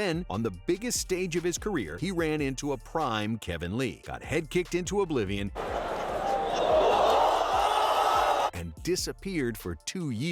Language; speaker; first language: English; native; English